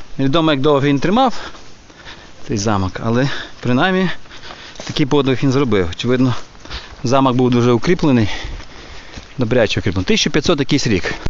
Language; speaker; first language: Ukrainian; native; Ukrainian